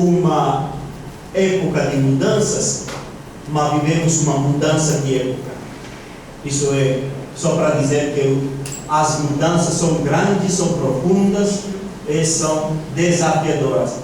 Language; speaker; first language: Portuguese; non-native, fluent; Italian